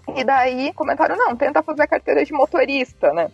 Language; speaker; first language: Portuguese; native; Portuguese